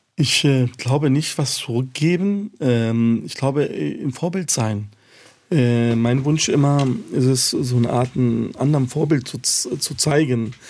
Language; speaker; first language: German; early bilingual, other home language; Arabic